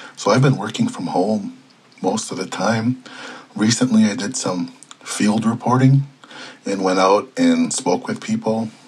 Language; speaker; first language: English; native; English